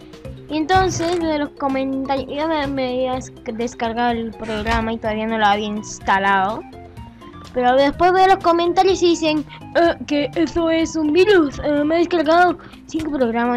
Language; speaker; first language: Spanish; native; Spanish